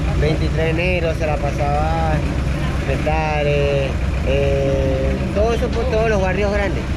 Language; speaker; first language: Spanish; native; Spanish